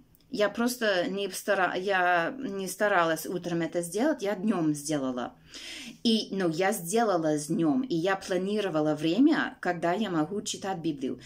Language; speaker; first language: Russian; non-native, fluent; English